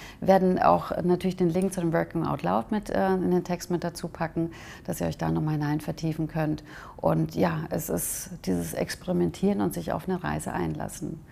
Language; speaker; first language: German; native; German